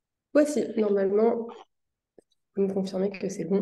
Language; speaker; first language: French; native; French